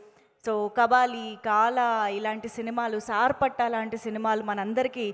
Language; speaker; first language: Telugu; native; Telugu